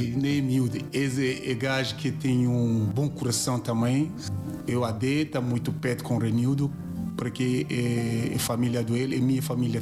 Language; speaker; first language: Portuguese; non-native, learner; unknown